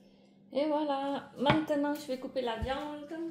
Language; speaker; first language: French; non-native, fluent; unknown